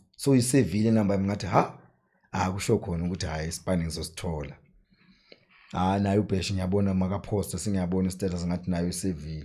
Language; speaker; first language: Zulu; native; Zulu